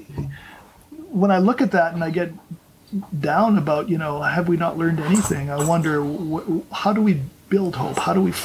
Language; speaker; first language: English; native; English